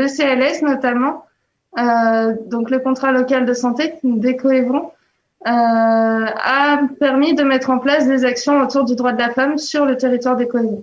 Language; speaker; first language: French; native; French